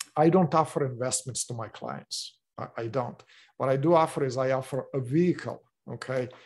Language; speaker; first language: English; non-native, fluent; Russian